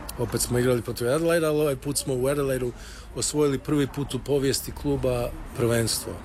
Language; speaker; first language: Croatian; early bilingual, heritage; Croatian